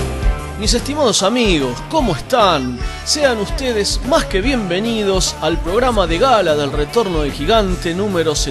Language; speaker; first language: Spanish; native; Spanish